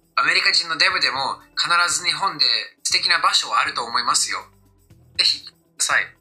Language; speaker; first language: Japanese; non-native, fluent; English